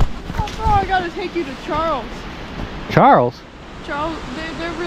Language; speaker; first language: English; native; English